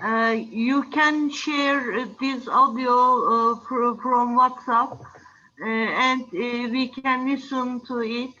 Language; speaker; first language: English; non-native, learner; Turkish